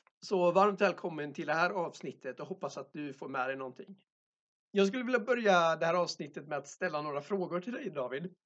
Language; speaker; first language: Swedish; native; Swedish